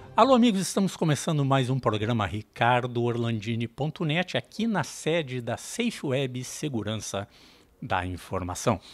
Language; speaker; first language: Portuguese; native; Portuguese